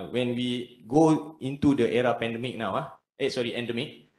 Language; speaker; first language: English; non-native, local second language; Malay